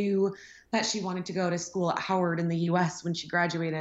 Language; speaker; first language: English; native; English